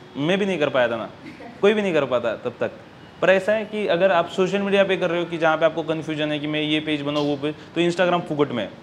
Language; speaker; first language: Hindi; non-native, local second language; Marathi